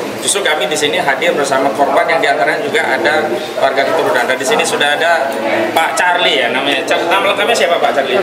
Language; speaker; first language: Indonesian; native; Indonesian